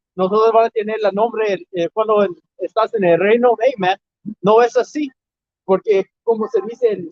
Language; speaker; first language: Spanish; non-native, learner; English